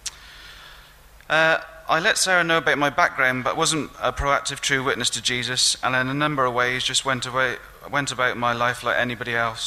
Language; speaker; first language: English; native; English